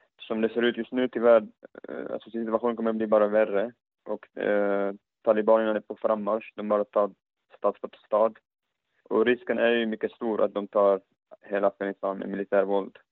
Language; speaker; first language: Swedish; non-native, fluent; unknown